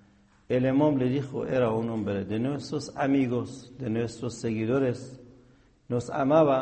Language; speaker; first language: Spanish; non-native, fluent; Persian